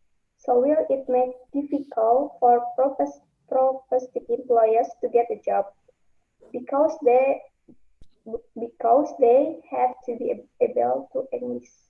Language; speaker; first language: English; non-native, learner; Indonesian